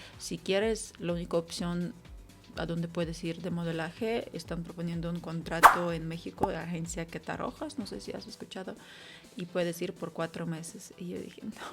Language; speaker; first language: Spanish; non-native, fluent; Ukrainian